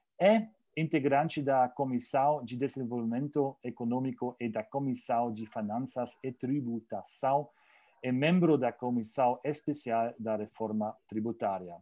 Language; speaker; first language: Portuguese; non-native, learner; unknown